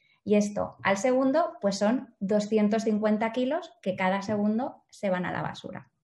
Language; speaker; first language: Spanish; native; Spanish